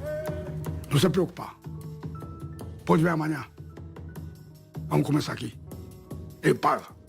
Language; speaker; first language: Portuguese; non-native, learner; Japanese